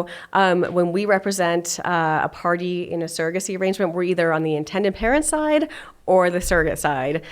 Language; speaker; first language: English; native; English